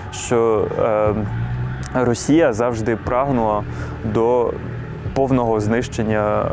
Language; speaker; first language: Ukrainian; non-native, fluent; French